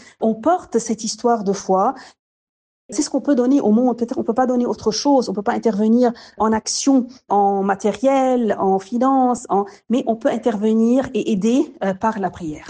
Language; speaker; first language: French; non-native, local second language; Arabic